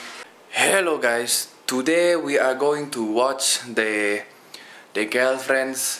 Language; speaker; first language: English; non-native, fluent; Indonesian